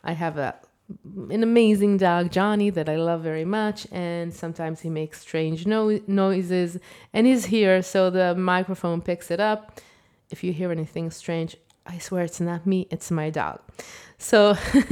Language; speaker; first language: English; non-native, fluent; Hebrew